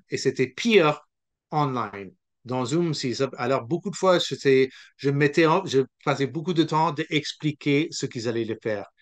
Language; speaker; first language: French; non-native, local second language; English